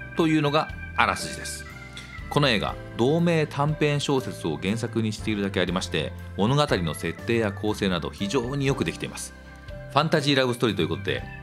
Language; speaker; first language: Japanese; native; Japanese